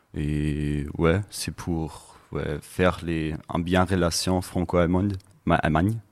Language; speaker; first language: French; non-native, learner; German